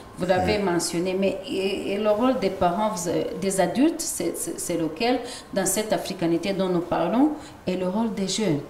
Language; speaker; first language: French; non-native, local second language; Kinyarwanda